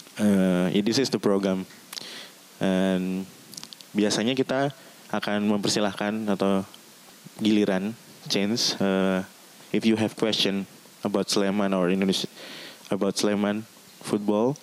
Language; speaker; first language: English; non-native, learner; Indonesian